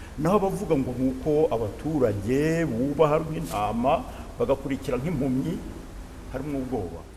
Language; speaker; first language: Kinyarwanda; native; Kinyarwanda